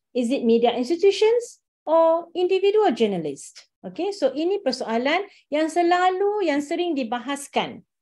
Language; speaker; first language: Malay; native; Malay